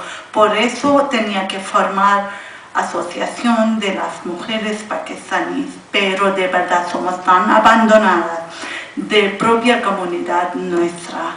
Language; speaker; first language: Spanish; non-native, learner; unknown